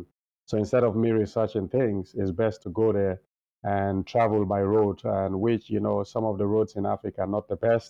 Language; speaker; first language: English; non-native, local second language; Krio